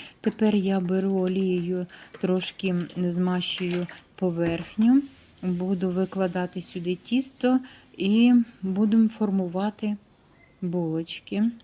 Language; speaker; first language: Ukrainian; native; Ukrainian